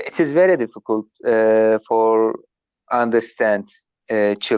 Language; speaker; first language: English; non-native, learner; Turkish